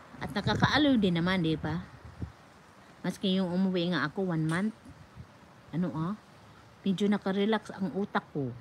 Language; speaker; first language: Filipino; non-native, local second language; Cebuano